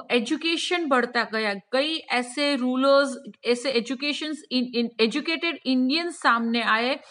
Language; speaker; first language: Hindi; non-native, local second language; Gujarati